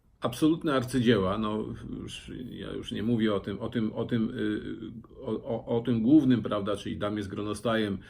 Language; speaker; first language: Polish; native; Polish